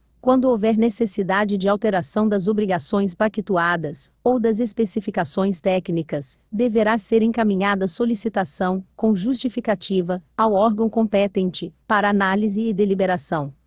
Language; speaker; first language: Portuguese; native; Portuguese